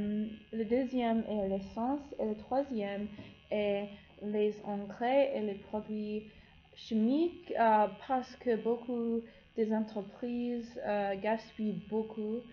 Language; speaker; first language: French; non-native, learner; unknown